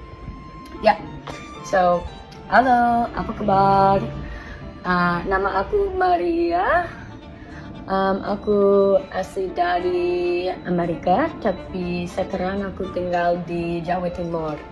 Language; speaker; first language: Indonesian; non-native, learner; English